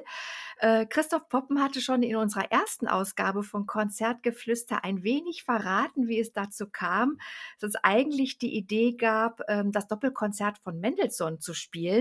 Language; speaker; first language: German; native; German